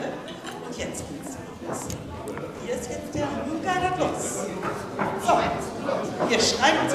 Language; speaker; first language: German; native; German